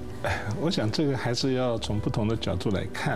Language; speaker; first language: Chinese; native; Chinese